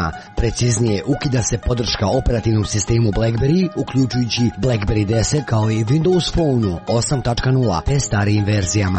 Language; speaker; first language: Croatian; native; Croatian